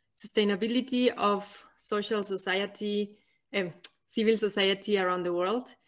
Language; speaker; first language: English; non-native, fluent; Spanish